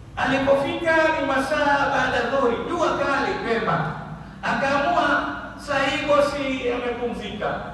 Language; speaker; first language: Swahili; native; Swahili